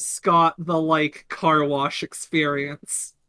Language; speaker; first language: English; native; English